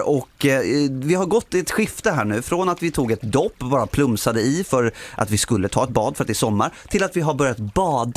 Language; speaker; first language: Swedish; native; Swedish